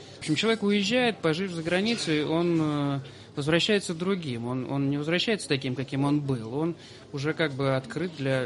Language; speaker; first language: Russian; native; Russian